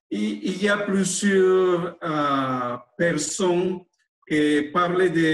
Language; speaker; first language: French; non-native, fluent; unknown